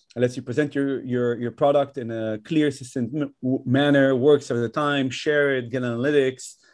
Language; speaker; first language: English; non-native, fluent; Hebrew